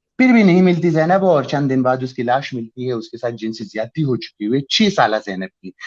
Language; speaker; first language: Urdu; non-native, local second language; Pashto